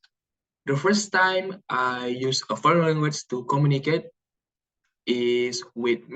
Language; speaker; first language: English; non-native, learner; Indonesian